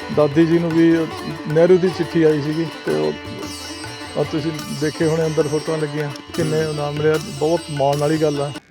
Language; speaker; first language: Punjabi; early bilingual, heritage; Norwegian